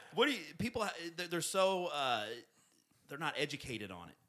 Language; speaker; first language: English; native; English